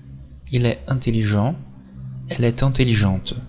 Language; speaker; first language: French; non-native, fluent; Portuguese